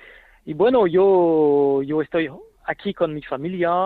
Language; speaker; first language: Spanish; non-native, fluent; French